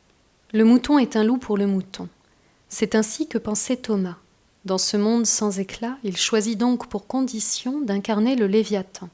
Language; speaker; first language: French; native; French